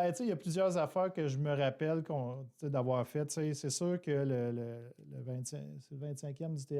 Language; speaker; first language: French; native; French